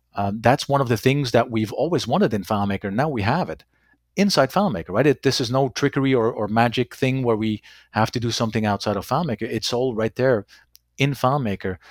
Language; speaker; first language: English; non-native, fluent; Dutch